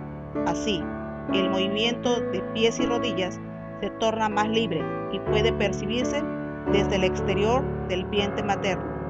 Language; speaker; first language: Spanish; native; Spanish